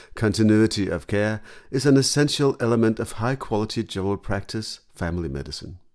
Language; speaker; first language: English; non-native, fluent; Danish